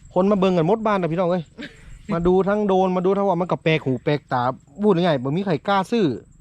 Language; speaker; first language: Thai; native; Thai